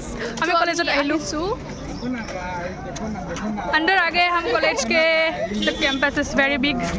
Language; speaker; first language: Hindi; non-native, local second language; Assamese